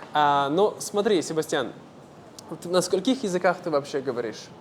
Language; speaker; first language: Russian; native; Russian